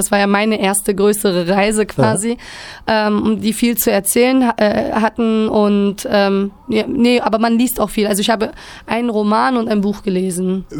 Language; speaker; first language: German; early bilingual, other home language; Turkish